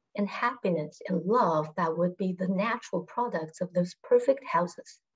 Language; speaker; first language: English; non-native, fluent; Chinese